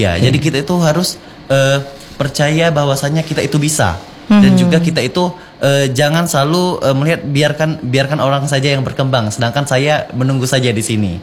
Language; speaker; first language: Indonesian; non-native, local second language; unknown